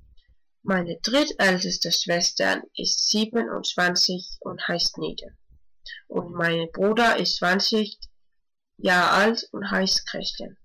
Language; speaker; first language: German; non-native, learner; Danish